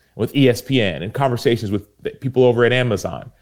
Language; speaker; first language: English; early bilingual, other home language; Yoruba